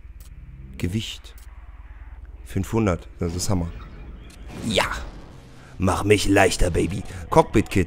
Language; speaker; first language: German; native; German